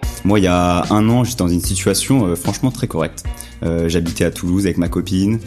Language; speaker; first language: French; native; French